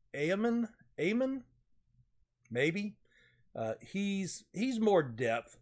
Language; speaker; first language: English; native; English